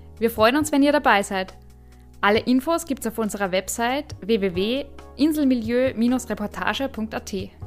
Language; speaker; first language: German; native; German